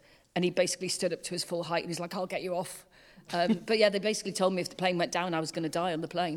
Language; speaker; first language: English; native; English